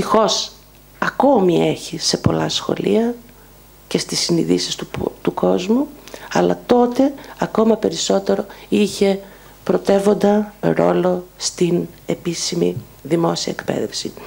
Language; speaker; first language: Greek; native; Greek